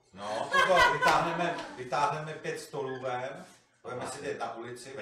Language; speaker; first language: Czech; native; Czech